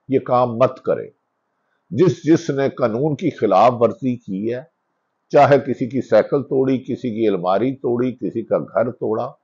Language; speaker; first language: Urdu; non-native, local second language; Punjabi